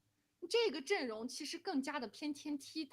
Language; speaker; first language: Chinese; native; Chinese